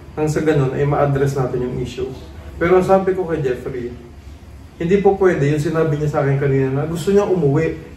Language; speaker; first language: Filipino; native; Filipino